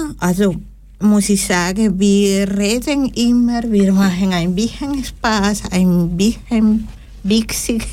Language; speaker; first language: German; non-native, learner; Spanish